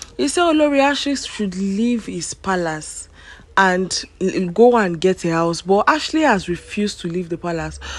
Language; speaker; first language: Nigerian Pidgin; native; Nigerian Pidgin